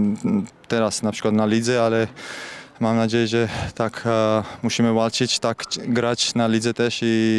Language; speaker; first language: Polish; non-native, fluent; Georgian